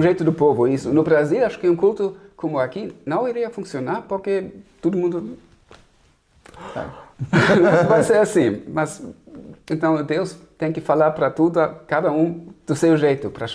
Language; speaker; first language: Portuguese; non-native, fluent; German